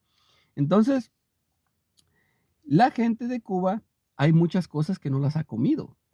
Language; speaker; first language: Spanish; native; Spanish